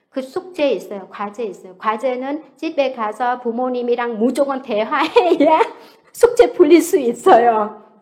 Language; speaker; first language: Korean; non-native, fluent; Vietnamese